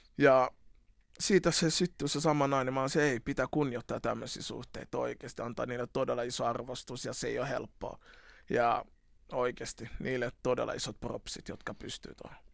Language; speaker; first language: Finnish; early bilingual, other home language; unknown